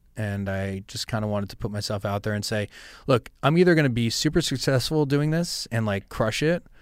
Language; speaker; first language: English; native; English